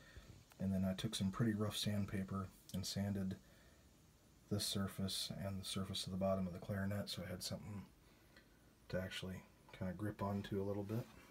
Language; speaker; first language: English; native; English